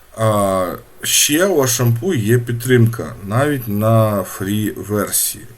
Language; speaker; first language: Ukrainian; non-native, local second language; Russian